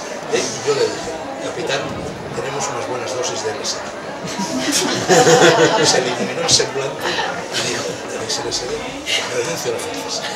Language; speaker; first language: Spanish; native; Spanish